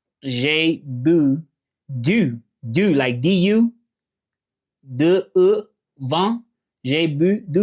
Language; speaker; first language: French; non-native, learner; English